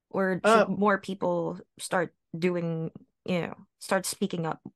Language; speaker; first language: English; non-native, local second language; Filipino